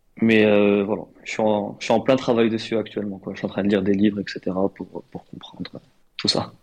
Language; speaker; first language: French; non-native, local second language; Arabic